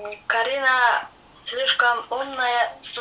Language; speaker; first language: Russian; non-native, learner; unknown